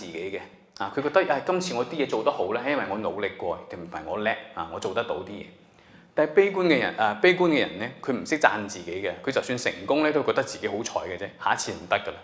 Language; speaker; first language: Cantonese; native; Cantonese